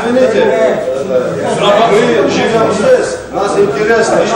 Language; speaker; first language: Russian; non-native, learner; Turkish